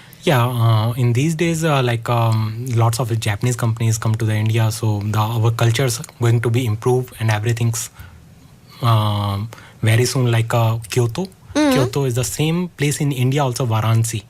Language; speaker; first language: English; non-native, learner; Hindi